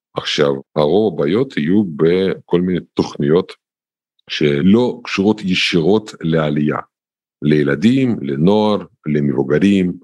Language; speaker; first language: Hebrew; non-native, fluent; Russian